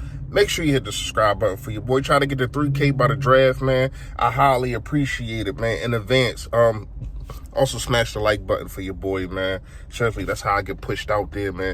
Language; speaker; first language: English; native; English